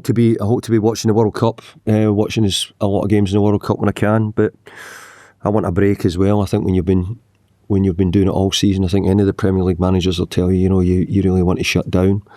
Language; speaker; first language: English; native; English